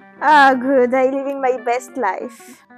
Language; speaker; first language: English; non-native, learner; French